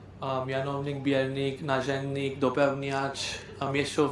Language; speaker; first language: Polish; non-native, learner; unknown